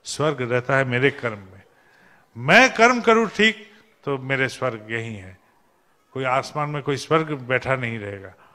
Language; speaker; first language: Hindi; non-native, local second language; Bangla